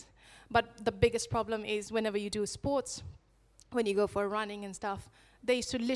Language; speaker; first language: English; non-native, local second language; Nepali